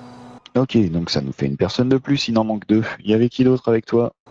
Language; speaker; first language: French; native; French